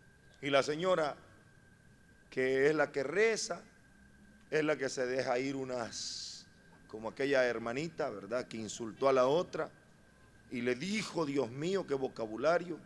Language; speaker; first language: Spanish; native; Spanish